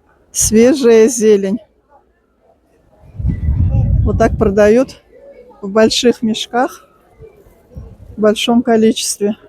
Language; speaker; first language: Russian; native; Russian